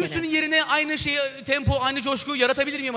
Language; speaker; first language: Turkish; native; Turkish